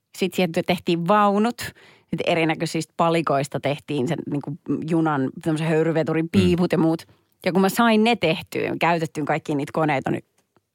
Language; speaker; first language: Finnish; native; Finnish